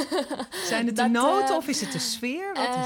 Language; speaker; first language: Dutch; native; Dutch